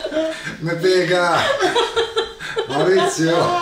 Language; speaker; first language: Spanish; non-native, learner; Italian